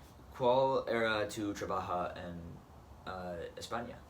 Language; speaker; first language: Spanish; non-native, learner; English